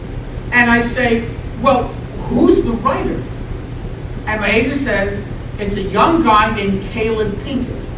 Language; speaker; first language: English; native; English